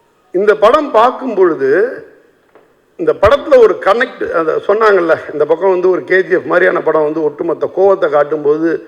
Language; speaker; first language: Tamil; native; Tamil